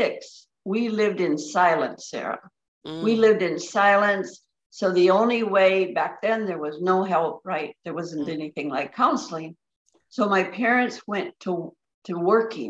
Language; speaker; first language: English; native; English